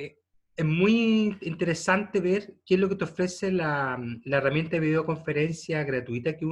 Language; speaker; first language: Spanish; native; Spanish